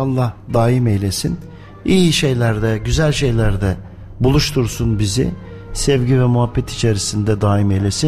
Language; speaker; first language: Turkish; native; Turkish